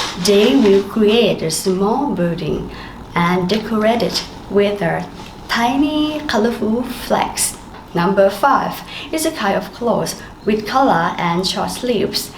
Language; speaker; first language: English; non-native, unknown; Thai